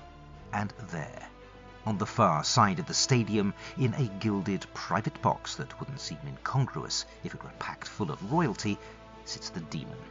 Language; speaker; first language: English; native; English